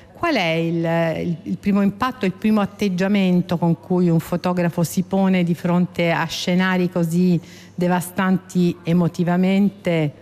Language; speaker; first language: Italian; native; Italian